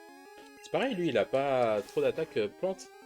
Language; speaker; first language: French; native; French